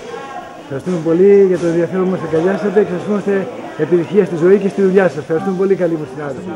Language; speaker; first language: Greek; native; Greek